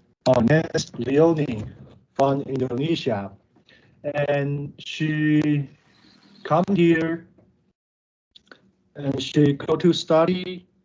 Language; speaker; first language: English; non-native, learner; Chinese